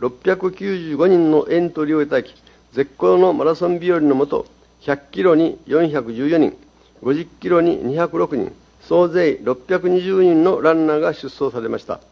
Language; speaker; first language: Japanese; native; Japanese